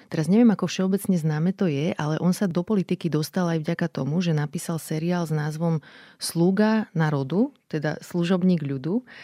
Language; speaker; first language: Slovak; native; Slovak